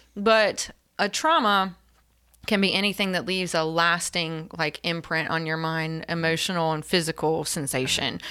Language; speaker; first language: English; native; English